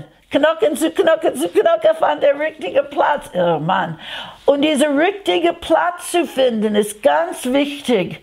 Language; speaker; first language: German; non-native, fluent; English